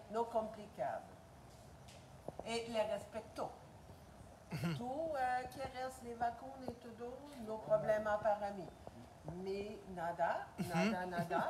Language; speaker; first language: Spanish; non-native, learner; French